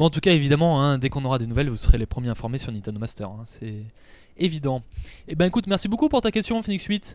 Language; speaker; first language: French; native; French